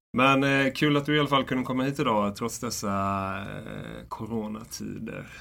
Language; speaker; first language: Swedish; native; Swedish